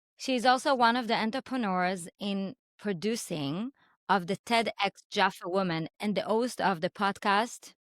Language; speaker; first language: English; non-native, fluent; Hebrew